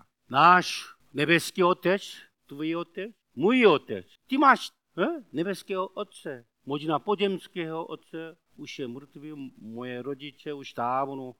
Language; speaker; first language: Czech; non-native, learner; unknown